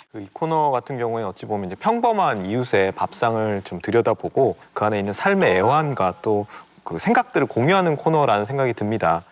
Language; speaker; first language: Korean; native; Korean